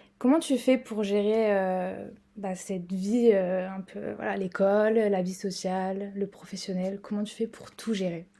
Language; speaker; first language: French; native; French